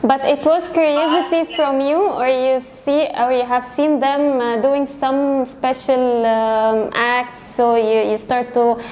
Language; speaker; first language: English; non-native, fluent; Arabic